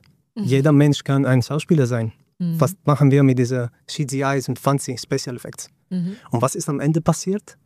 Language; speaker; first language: German; non-native, fluent; Greek